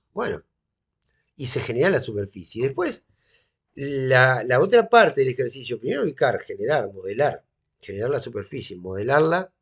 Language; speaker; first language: Spanish; native; Spanish